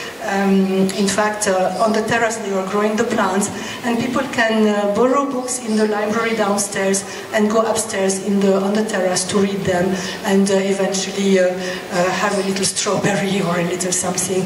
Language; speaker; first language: English; non-native, fluent; French